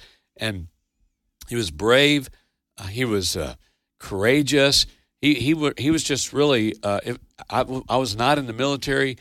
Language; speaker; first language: English; native; English